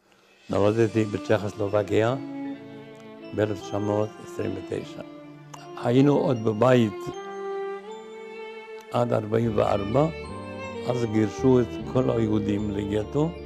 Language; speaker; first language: Hebrew; non-native, fluent; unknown